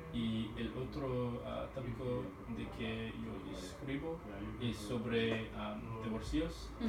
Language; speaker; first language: Spanish; non-native, learner; English